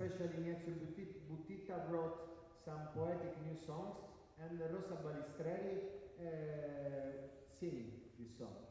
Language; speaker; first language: English; non-native, fluent; Italian